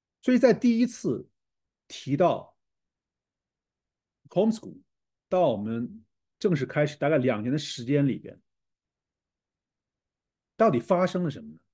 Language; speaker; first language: Chinese; native; Chinese